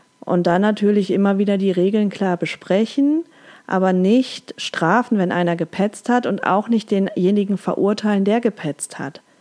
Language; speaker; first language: German; native; German